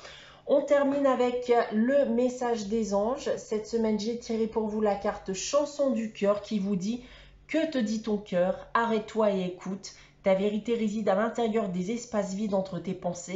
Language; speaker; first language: French; native; French